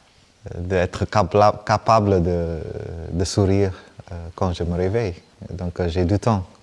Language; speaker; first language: French; non-native, fluent; Vietnamese